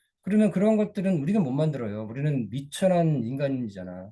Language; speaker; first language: Korean; native; Korean